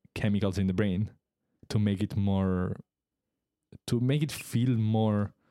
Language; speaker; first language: English; non-native, fluent; Italian